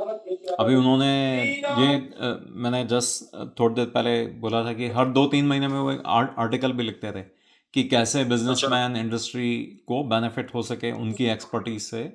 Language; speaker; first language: Hindi; native; Hindi